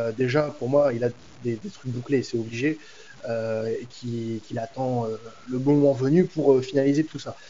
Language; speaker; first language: French; native; French